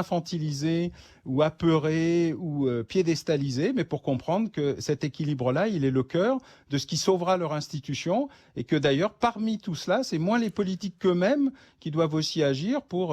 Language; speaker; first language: French; native; French